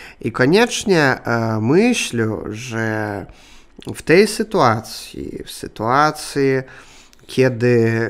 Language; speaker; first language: Polish; non-native, learner; Russian